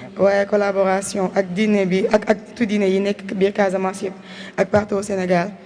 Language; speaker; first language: Wolof; non-native, local second language; Jola-Fonyi